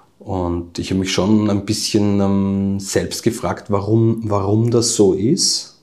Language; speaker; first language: German; native; German